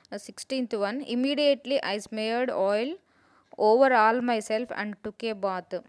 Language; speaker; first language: English; non-native, local second language; Telugu